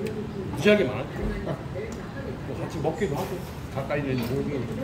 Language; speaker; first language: Korean; native; Korean